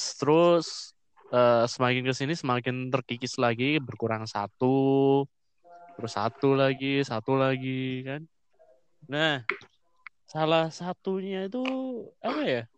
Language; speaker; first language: Indonesian; native; Indonesian